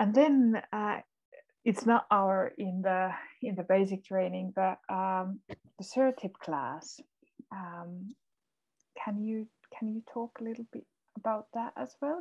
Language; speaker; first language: English; non-native, fluent; Finnish